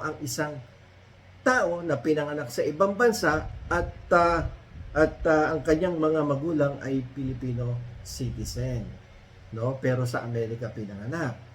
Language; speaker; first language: Filipino; native; Filipino